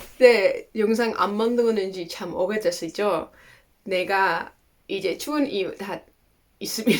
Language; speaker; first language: Korean; non-native, fluent; Dutch